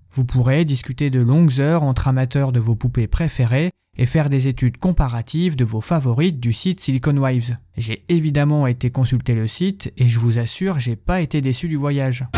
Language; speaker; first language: French; native; French